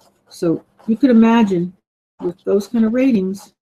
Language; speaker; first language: English; native; English